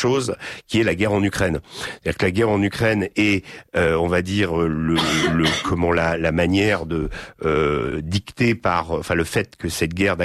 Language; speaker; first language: French; native; French